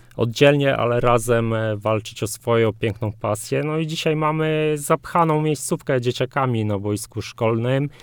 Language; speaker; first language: Polish; native; Polish